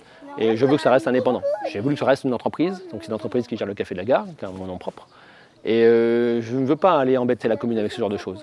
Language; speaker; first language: French; native; French